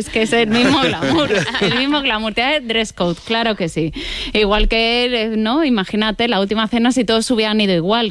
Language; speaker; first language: Spanish; native; Spanish